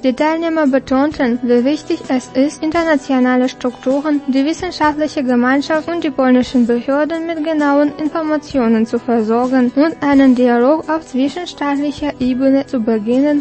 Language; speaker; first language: German; non-native, fluent; Russian